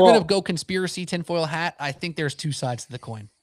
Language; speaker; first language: English; native; English